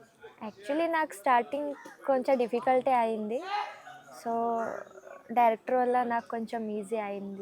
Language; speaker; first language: Telugu; non-native, learner; Kannada